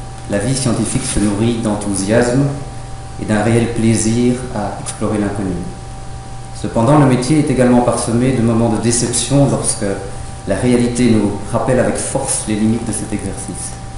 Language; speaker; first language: French; native; French